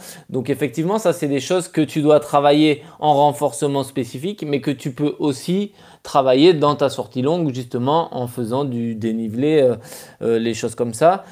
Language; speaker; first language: French; native; French